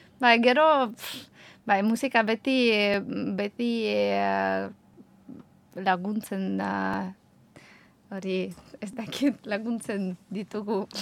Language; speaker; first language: Basque; non-native, learner; Ukrainian